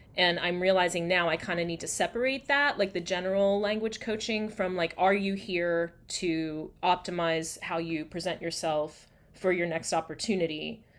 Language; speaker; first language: English; native; English